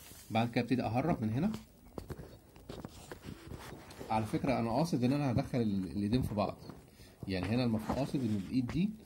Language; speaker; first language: Arabic; native; Arabic